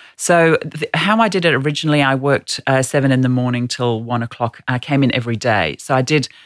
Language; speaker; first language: English; native; English